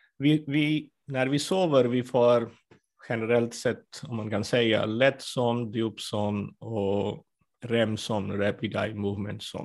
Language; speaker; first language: Swedish; non-native, fluent; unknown